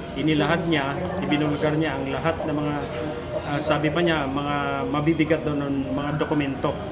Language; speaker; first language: Filipino; native; Filipino